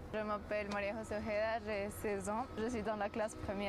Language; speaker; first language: French; non-native, fluent; Spanish